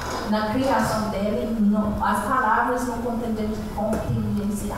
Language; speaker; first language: Portuguese; non-native, fluent; English